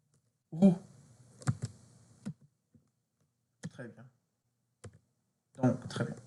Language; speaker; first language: French; non-native, fluent; English